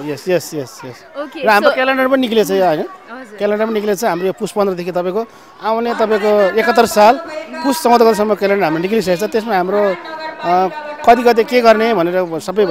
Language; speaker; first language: Nepali; native; Nepali